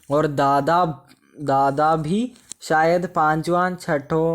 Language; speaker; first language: Hindi; non-native, local second language; Malayalam